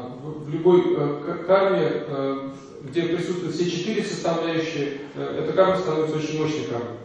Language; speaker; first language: Russian; native; Russian